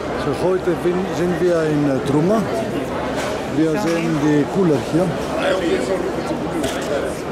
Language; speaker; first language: German; non-native, learner; Greek